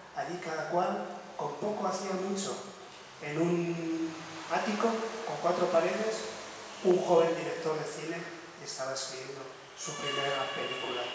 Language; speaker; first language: Spanish; non-native, local second language; Basque